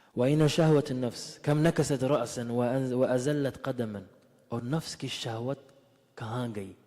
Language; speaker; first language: Urdu; early bilingual, heritage; Urdu